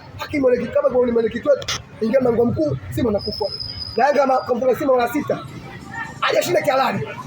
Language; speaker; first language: Swahili; native; Swahili